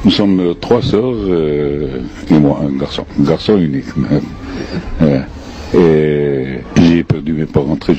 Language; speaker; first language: French; non-native, local second language; Arabic